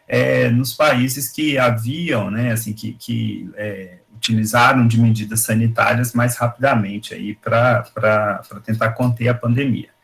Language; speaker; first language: Portuguese; native; Portuguese